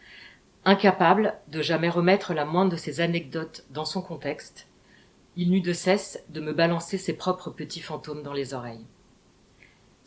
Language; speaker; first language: French; native; French